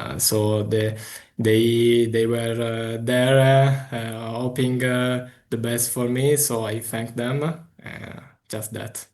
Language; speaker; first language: English; non-native, fluent; Italian